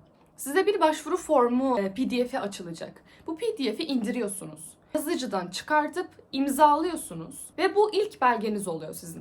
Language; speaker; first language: Turkish; native; Turkish